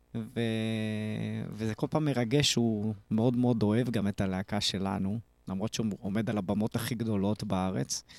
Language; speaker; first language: Hebrew; native; Hebrew